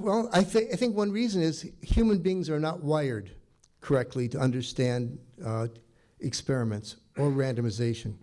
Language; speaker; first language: English; native; English